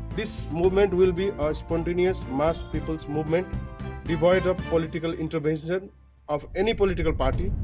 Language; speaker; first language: English; non-native, local second language; Nepali